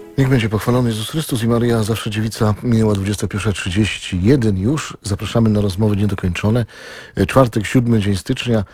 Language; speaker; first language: Polish; native; Polish